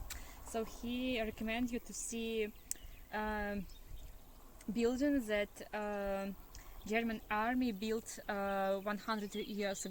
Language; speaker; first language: English; non-native, learner; Russian